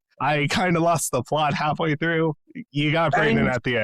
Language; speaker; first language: English; native; English